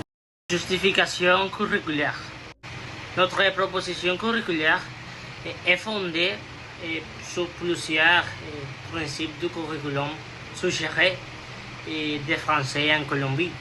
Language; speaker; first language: French; non-native, fluent; Spanish